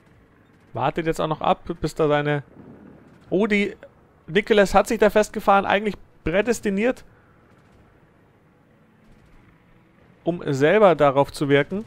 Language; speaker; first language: German; native; German